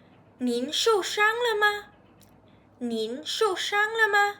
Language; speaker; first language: Chinese; non-native, fluent; Sinhala